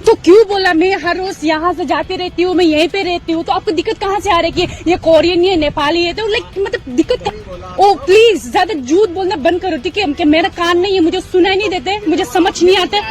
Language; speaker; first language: Hindi; non-native, local second language; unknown